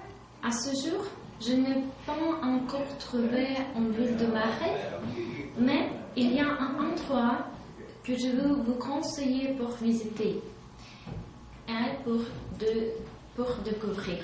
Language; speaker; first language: French; non-native, learner; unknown